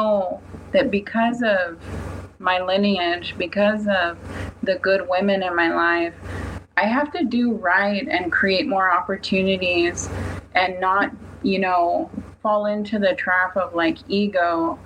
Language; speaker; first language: English; native; English